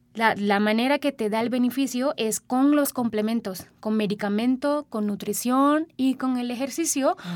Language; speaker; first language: Spanish; non-native, fluent; Sinhala